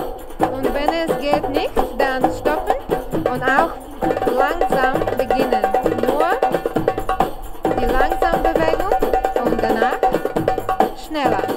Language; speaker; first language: German; non-native, learner; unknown